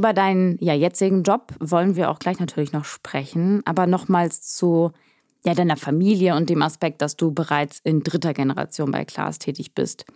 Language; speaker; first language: German; native; German